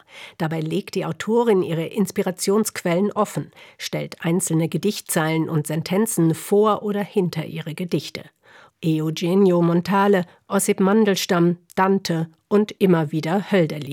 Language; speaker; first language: German; native; German